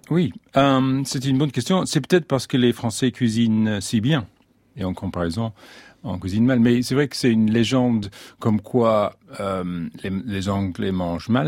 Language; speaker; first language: French; non-native, fluent; English